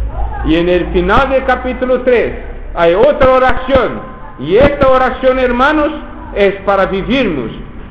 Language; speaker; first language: Spanish; non-native, fluent; Portuguese